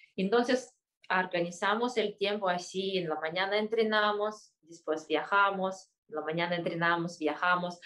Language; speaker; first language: Spanish; non-native, fluent; Russian